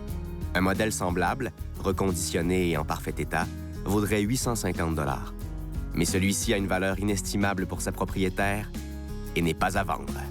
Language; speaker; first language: French; native; French